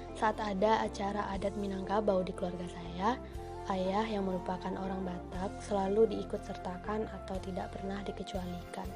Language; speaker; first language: Indonesian; non-native, local second language; Minangkabau